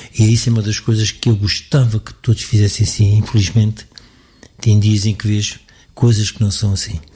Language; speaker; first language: Portuguese; native; Portuguese